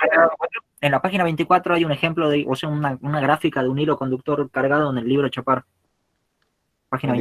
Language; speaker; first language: Spanish; native; Spanish